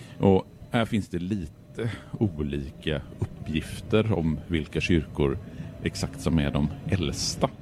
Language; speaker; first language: Swedish; native; Swedish